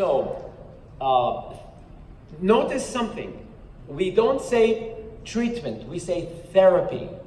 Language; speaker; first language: English; non-native, fluent; Arabic